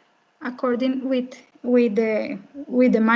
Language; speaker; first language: English; non-native, fluent; Spanish